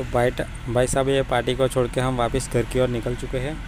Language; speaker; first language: Hindi; non-native, local second language; Gujarati